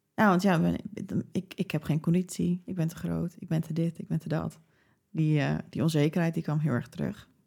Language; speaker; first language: Dutch; early bilingual, other home language; English